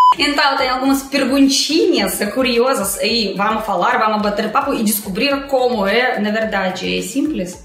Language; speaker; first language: Portuguese; non-native, learner; Russian